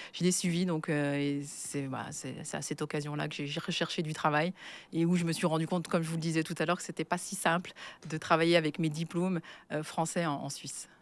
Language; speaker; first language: French; native; French